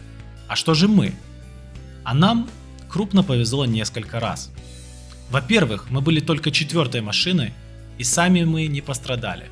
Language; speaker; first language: Russian; native; Russian